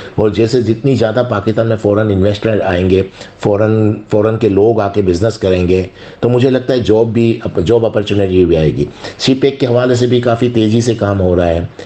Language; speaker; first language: Urdu; non-native, local second language; Sindhi